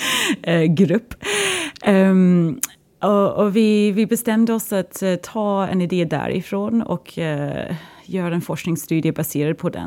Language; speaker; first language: Swedish; non-native, fluent; English